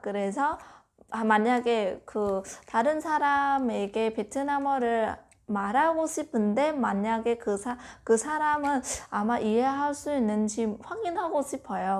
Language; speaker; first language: Korean; non-native, learner; Vietnamese